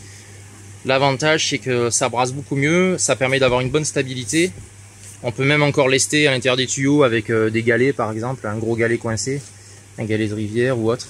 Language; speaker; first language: French; native; French